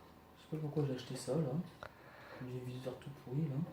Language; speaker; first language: French; native; French